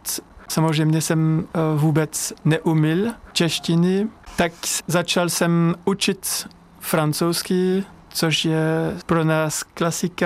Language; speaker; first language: Czech; non-native, learner; French